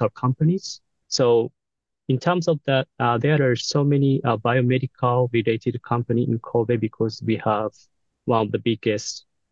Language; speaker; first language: English; non-native, fluent; Japanese